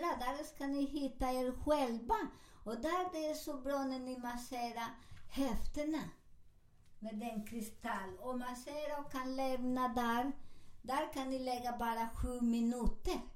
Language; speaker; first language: Swedish; non-native, learner; Spanish